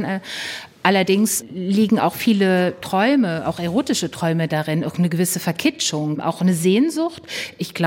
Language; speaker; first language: German; native; German